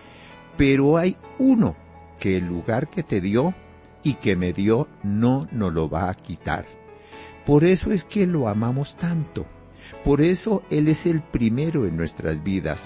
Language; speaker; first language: Spanish; native; Spanish